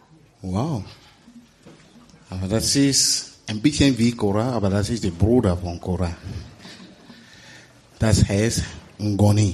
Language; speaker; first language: German; non-native, learner; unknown